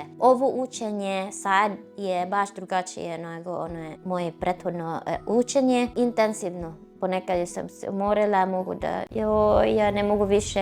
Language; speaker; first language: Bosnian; non-native, fluent; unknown